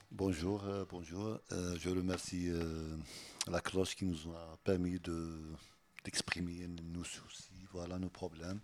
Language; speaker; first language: French; non-native, local second language; Arabic